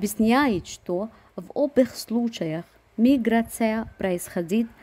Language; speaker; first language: Russian; non-native, fluent; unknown